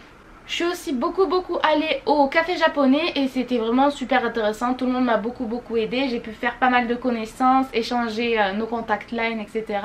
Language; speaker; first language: French; native; French